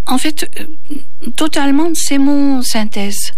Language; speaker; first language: French; non-native, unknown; Turkish